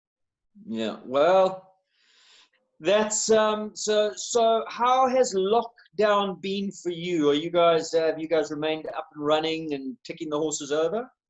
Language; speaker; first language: English; native; English